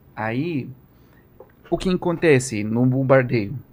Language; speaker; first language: Portuguese; non-native, learner; Arabic